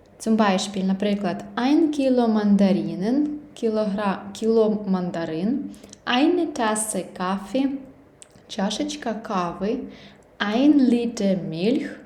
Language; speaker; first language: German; non-native, fluent; Ukrainian